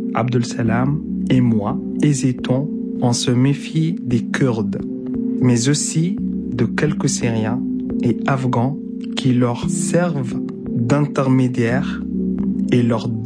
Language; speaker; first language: French; non-native, fluent; Arabic